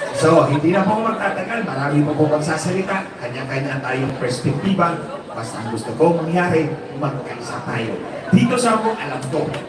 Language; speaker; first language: Filipino; non-native, local second language; Cebuano